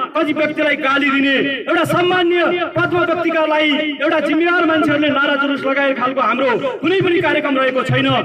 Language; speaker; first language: Nepali; native; Nepali